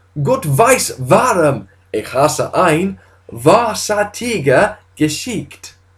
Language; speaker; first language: German; non-native, learner; English